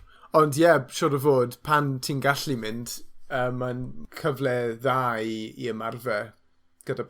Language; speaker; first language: Welsh; non-native, learner; English